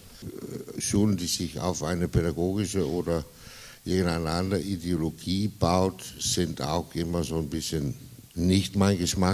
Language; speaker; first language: German; non-native, fluent; Danish